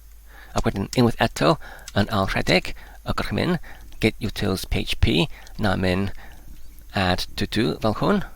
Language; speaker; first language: Welsh; non-native, learner; Polish